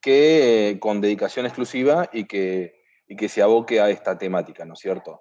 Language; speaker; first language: Spanish; native; Spanish